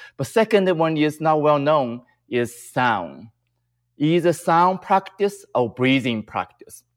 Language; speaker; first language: English; non-native, fluent; Chinese